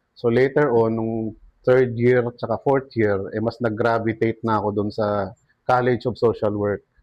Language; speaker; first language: Filipino; non-native, local second language; Bikol